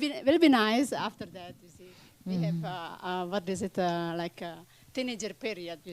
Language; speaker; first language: English; non-native, fluent; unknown